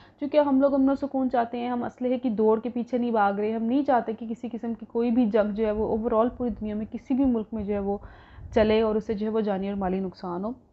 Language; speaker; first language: Urdu; non-native, local second language; Punjabi